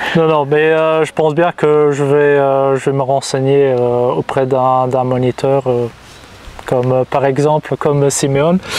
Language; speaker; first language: French; non-native, local second language; Dutch